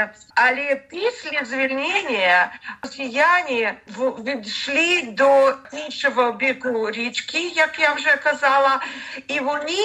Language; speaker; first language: Ukrainian; non-native, learner; Russian